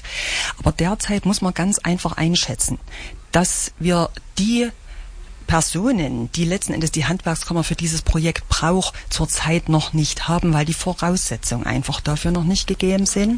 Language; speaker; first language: German; native; German